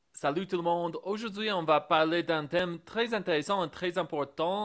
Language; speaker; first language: French; non-native, fluent; English